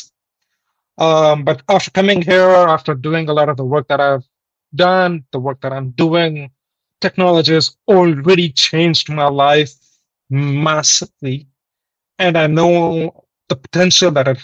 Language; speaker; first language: English; non-native, local second language; Hindi